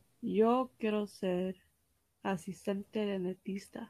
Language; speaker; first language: Spanish; early bilingual, heritage; Spanish